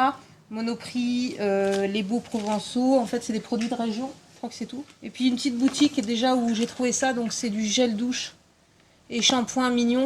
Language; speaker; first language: French; native; French